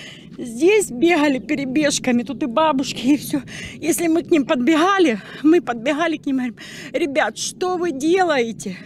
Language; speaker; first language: Russian; native; Russian